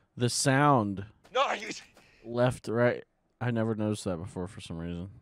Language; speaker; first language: English; native; English